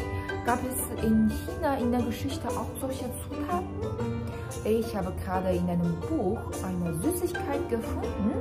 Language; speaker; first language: German; non-native, fluent; Chinese